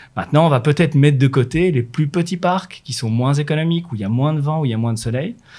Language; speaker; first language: French; native; French